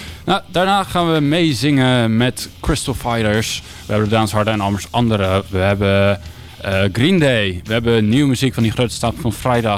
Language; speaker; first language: Dutch; native; Dutch